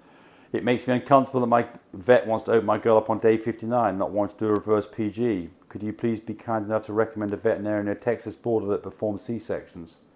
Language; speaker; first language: English; native; English